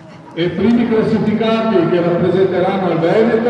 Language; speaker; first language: Italian; native; Italian